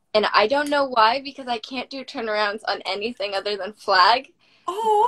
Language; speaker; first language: English; native; English